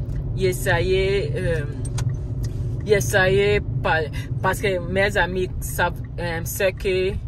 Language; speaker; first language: French; non-native, learner; Akan